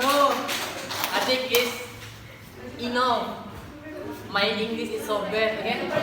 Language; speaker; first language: English; non-native, local second language; Indonesian